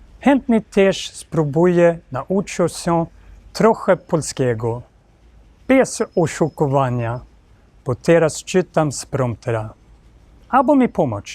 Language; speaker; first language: Polish; non-native, learner; Swedish